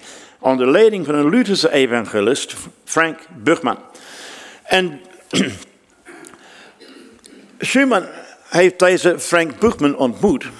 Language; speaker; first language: Dutch; non-native, fluent; English